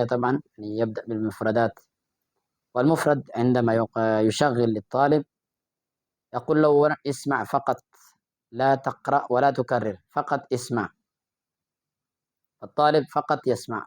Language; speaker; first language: Arabic; non-native, fluent; Urdu